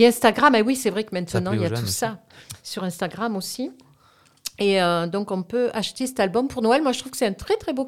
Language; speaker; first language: French; native; French